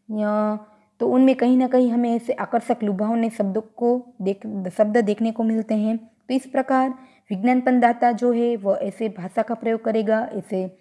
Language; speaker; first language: Hindi; non-native, local second language; Gujarati